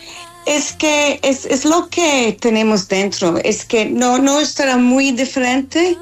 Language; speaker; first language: Spanish; non-native, learner; English